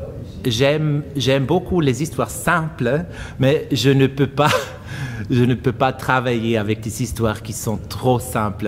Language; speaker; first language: French; non-native, fluent; German